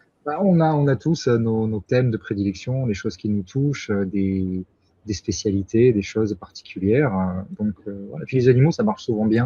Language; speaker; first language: French; native; French